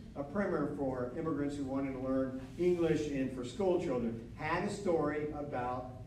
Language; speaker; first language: English; native; English